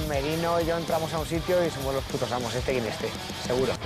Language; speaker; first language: Spanish; native; Spanish